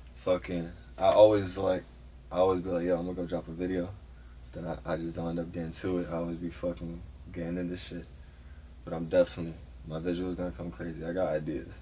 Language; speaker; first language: English; native; English